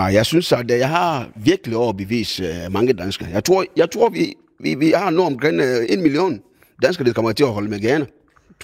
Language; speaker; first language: Danish; non-native, fluent; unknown